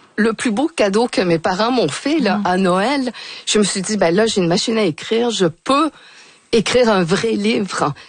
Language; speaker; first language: French; native; French